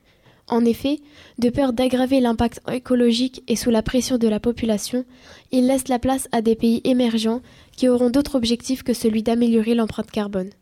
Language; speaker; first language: French; native; French